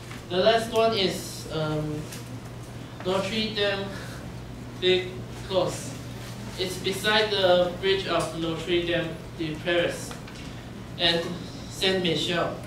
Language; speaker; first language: English; non-native, learner; Chinese